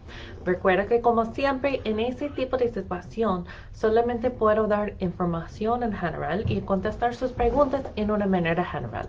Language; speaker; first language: Spanish; non-native, fluent; English